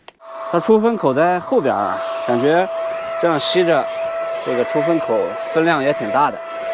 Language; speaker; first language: Chinese; native; Chinese